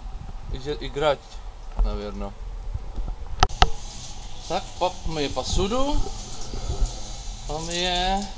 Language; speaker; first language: Russian; early bilingual, heritage; Russian